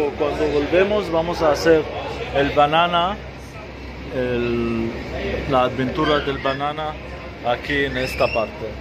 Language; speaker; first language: Spanish; non-native, fluent; Arabic